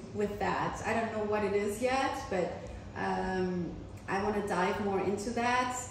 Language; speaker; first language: English; non-native, fluent; German